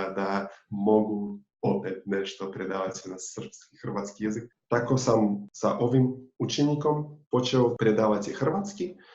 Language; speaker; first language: Bosnian; non-native, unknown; Tatar